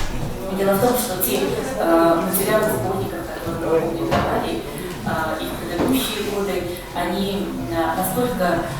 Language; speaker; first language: Russian; native; Russian